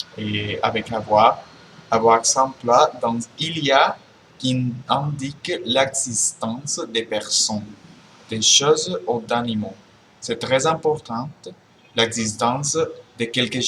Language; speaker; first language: French; non-native, learner; Spanish